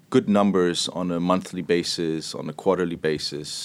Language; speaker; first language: English; non-native, fluent; German